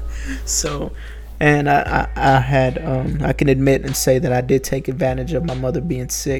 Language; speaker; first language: English; native; English